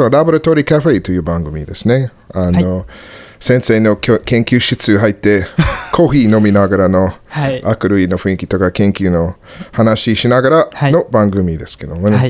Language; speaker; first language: Japanese; non-native, learner; English